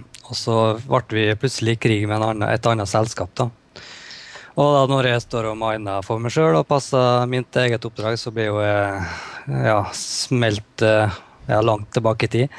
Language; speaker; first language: Norwegian; native; Norwegian